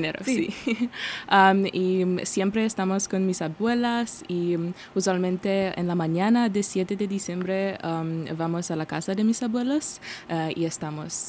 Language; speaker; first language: Spanish; non-native, learner; Romanian